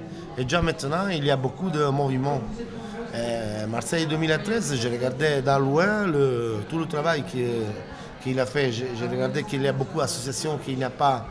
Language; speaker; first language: French; non-native, learner; Italian